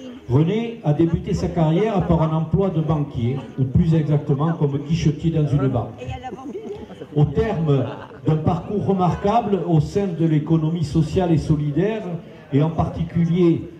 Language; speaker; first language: French; native; French